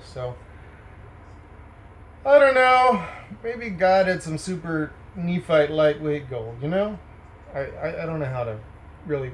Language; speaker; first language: English; native; English